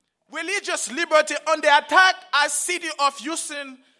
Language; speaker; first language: English; non-native, fluent; Haitian Creole